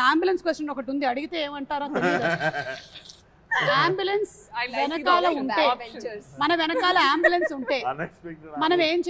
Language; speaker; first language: Telugu; native; Telugu